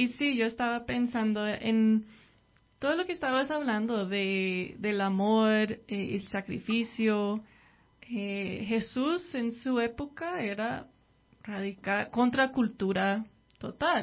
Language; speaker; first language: Spanish; non-native, fluent; English